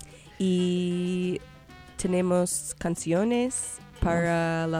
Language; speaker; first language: Spanish; non-native, learner; English